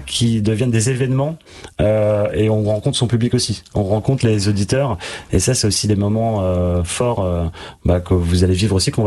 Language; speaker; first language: French; native; French